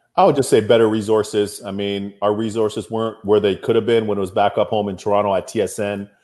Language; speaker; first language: English; native; English